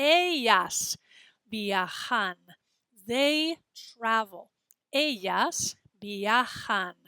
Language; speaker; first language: Spanish; non-native, fluent; English